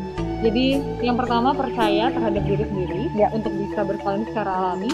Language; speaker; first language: Indonesian; native; Indonesian